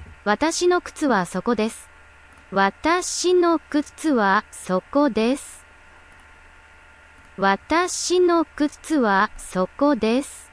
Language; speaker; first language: Japanese; non-native, learner; English